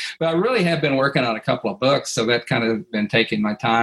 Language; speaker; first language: English; native; English